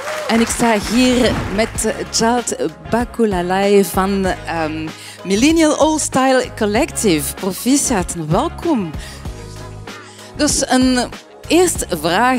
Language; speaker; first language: Dutch; non-native, fluent; French